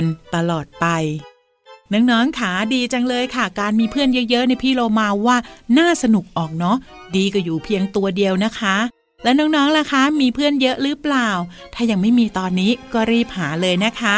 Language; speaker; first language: Thai; native; Thai